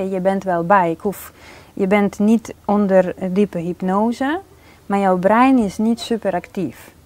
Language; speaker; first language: Dutch; non-native, fluent; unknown